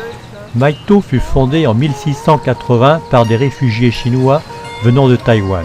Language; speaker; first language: French; native; French